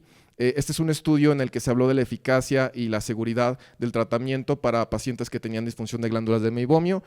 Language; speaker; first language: Spanish; native; Spanish